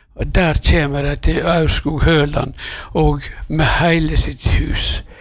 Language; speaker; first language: Norwegian; native; Norwegian